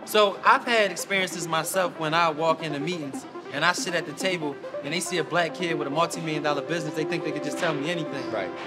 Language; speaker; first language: English; native; English